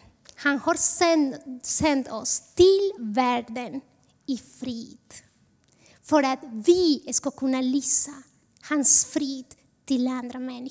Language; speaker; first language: Swedish; non-native, fluent; Spanish